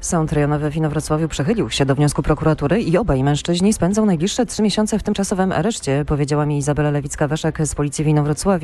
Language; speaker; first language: Polish; native; Polish